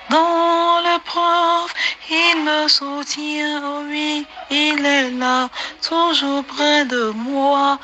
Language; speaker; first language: French; native; French